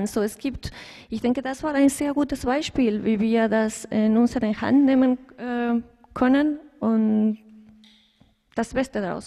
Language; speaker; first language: German; non-native, fluent; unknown